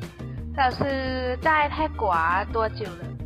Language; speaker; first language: Chinese; non-native, learner; Thai